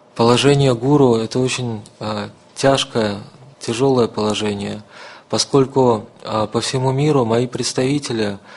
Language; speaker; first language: Russian; native; Russian